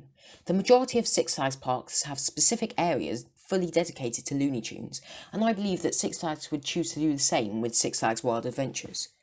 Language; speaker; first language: English; native; English